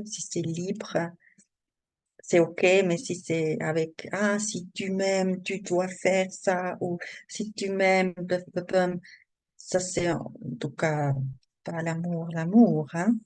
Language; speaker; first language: French; non-native, learner; German